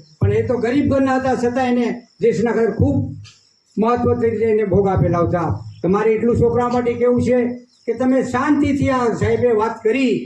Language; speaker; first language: Gujarati; non-native, local second language; Kukna